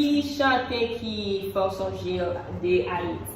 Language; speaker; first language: Haitian Creole; early bilingual, heritage; Haitian Creole